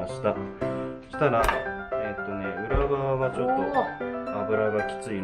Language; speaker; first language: Japanese; native; Japanese